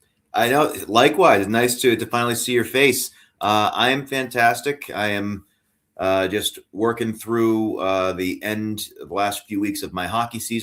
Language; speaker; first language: English; native; English